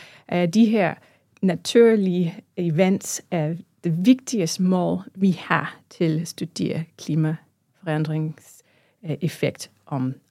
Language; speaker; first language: Danish; non-native, fluent; English